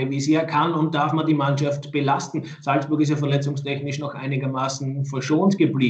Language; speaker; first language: German; native; German